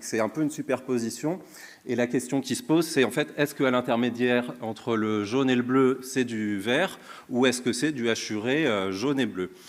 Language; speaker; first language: French; native; French